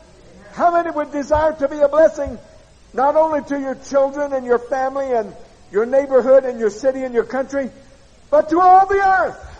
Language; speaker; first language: English; native; English